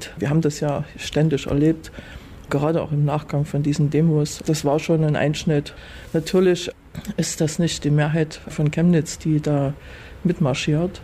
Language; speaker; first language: German; native; German